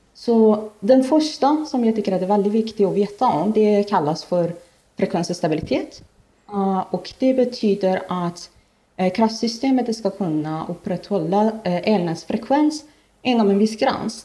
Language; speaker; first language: Swedish; non-native, fluent; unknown